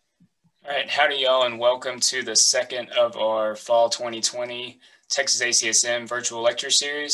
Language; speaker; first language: English; native; English